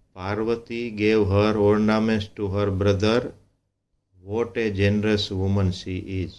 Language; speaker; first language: English; non-native, local second language; Gujarati